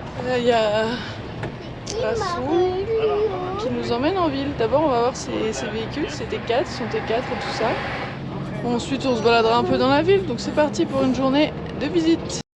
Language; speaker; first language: French; native; French